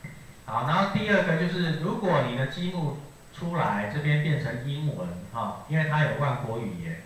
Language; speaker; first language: Chinese; native; Chinese